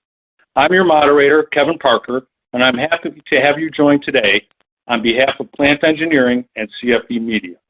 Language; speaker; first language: English; native; English